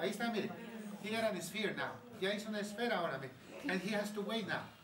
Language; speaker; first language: English; non-native, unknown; Spanish